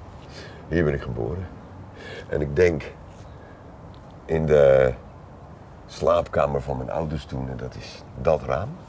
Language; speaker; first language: Dutch; native; Dutch